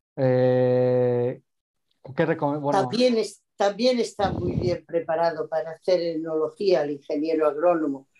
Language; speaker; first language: Spanish; native; Spanish